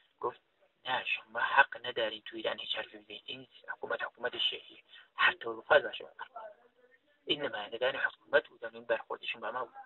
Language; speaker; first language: Persian; non-native, local second language; Kurdish